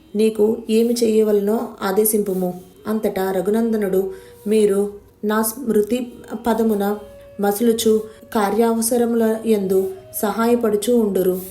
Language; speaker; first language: Telugu; native; Telugu